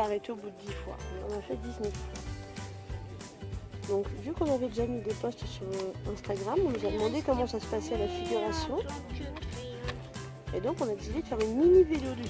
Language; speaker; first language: French; native; French